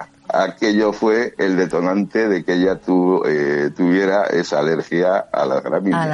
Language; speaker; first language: Spanish; native; Spanish